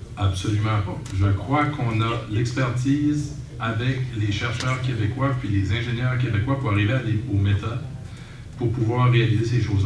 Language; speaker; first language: French; native; French